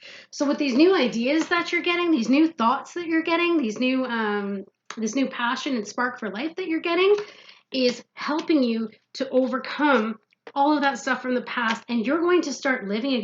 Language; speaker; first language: English; native; English